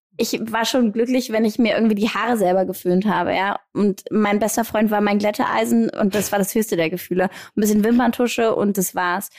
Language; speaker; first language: German; early bilingual, other home language; Greek